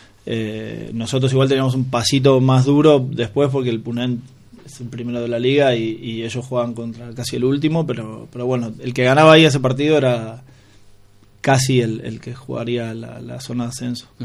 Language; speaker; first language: Spanish; native; Spanish